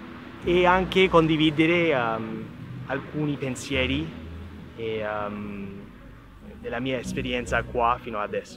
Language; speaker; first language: Italian; non-native, fluent; English